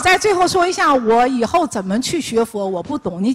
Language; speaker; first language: Chinese; native; Chinese